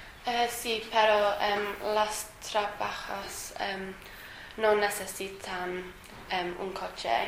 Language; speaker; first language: Spanish; non-native, learner; English